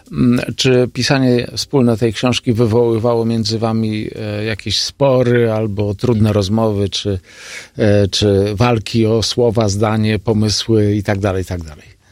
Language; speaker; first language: Polish; native; Polish